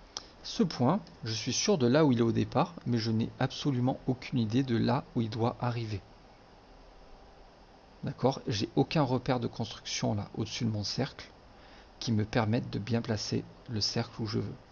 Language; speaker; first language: French; native; French